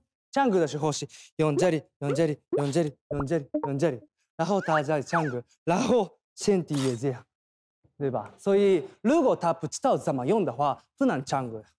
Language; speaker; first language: Chinese; non-native, fluent; Korean